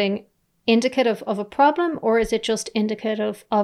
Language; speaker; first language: English; native; English